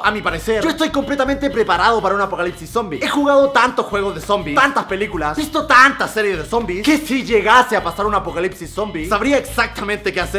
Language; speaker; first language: Spanish; native; Spanish